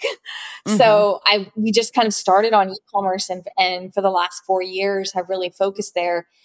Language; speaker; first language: English; native; English